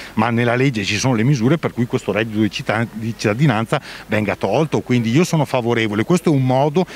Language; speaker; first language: Italian; native; Italian